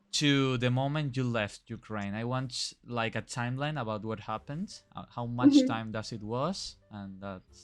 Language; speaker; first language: English; non-native, fluent; Spanish